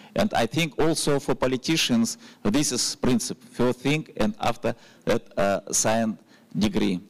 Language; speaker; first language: English; non-native, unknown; Russian